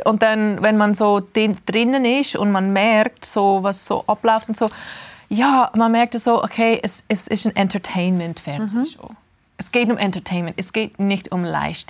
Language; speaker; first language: German; early bilingual, heritage; English